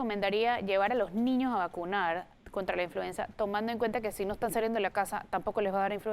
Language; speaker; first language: Spanish; native; Spanish